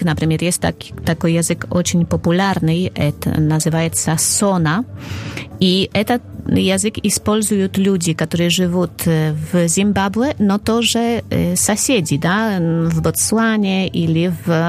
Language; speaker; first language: Russian; non-native, fluent; Polish